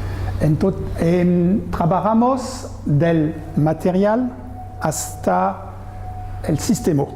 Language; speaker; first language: Spanish; non-native, learner; French